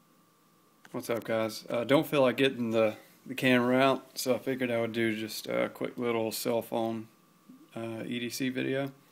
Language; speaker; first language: English; native; English